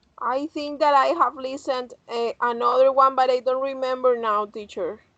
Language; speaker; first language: English; non-native, learner; Spanish